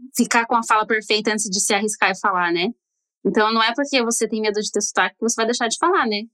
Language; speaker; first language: Portuguese; native; Portuguese